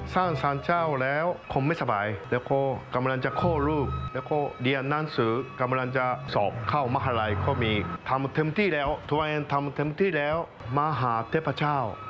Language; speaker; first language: Thai; non-native, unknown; Japanese